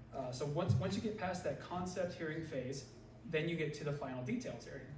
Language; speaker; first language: English; native; English